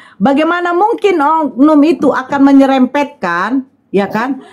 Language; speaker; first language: Indonesian; native; Indonesian